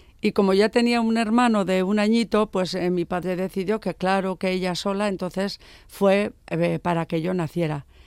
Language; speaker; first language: Spanish; native; Spanish